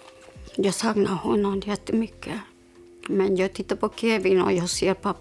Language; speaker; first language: Swedish; non-native, learner; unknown